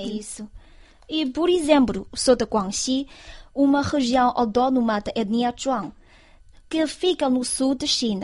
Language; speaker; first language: Portuguese; non-native, fluent; Chinese